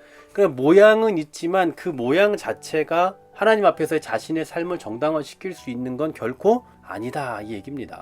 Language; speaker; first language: Korean; native; Korean